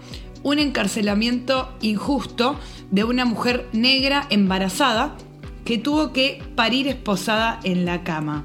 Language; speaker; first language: Spanish; native; Spanish